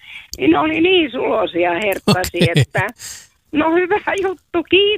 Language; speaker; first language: Finnish; native; Finnish